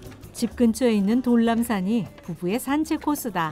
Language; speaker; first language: Korean; native; Korean